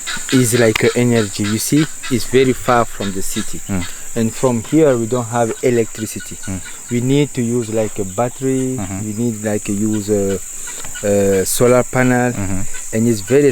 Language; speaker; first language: English; non-native, learner; Sango